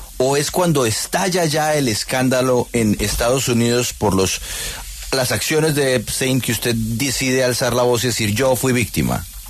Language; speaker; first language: Spanish; native; Spanish